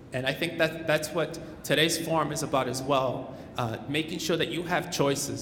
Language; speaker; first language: English; early bilingual, other home language; Spanish